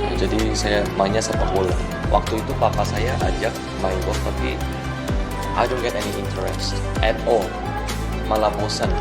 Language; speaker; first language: Indonesian; non-native, fluent; Korean